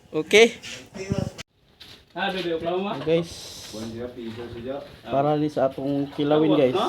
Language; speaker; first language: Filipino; non-native, local second language; Cebuano